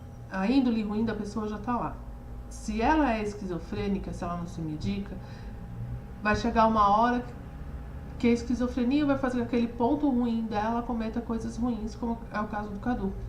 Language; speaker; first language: Portuguese; native; Portuguese